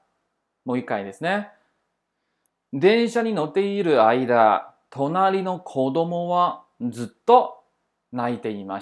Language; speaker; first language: Japanese; non-native, fluent; Chinese